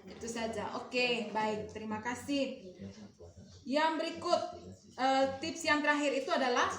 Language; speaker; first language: Indonesian; native; Indonesian